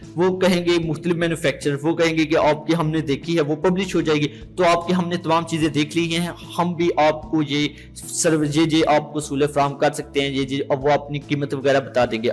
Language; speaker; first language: Urdu; non-native, local second language; Punjabi